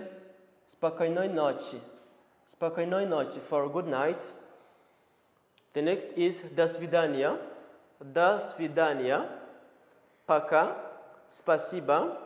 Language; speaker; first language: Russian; non-native, learner; Kinyarwanda